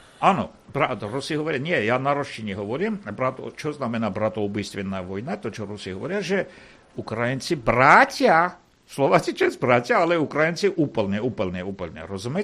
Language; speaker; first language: Slovak; non-native, fluent; Armenian